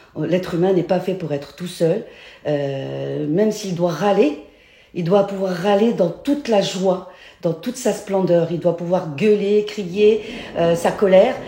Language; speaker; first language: French; native; French